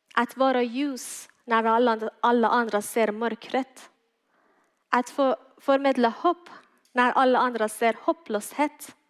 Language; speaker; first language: Swedish; non-native, fluent; Persian